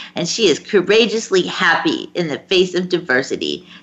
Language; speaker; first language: English; native; English